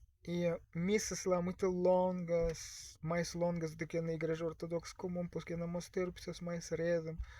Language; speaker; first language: Portuguese; non-native, learner; Russian